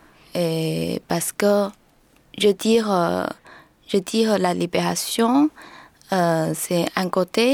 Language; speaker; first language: French; non-native, learner; Chinese